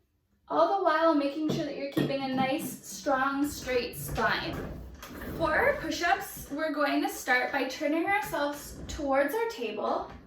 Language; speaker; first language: English; native; English